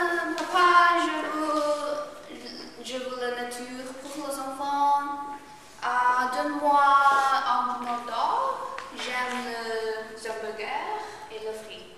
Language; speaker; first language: French; non-native, learner; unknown